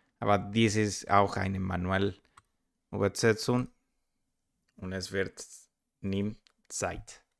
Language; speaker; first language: German; non-native, learner; Spanish